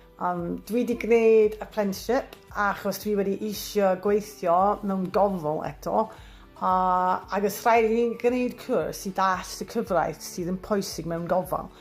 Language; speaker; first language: Welsh; non-native, learner; English